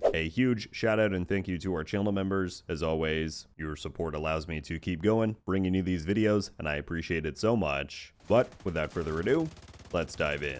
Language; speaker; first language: English; native; English